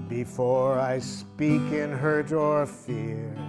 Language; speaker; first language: English; native; English